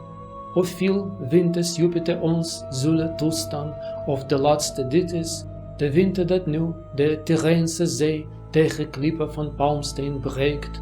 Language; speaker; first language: Dutch; non-native, learner; Russian